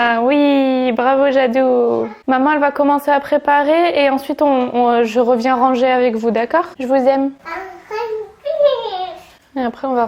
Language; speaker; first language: French; native; French